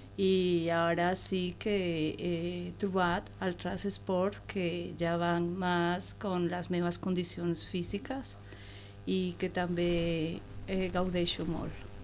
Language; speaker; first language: Catalan; non-native, learner; Spanish